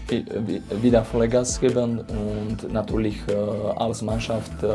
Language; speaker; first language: German; non-native, fluent; Slovak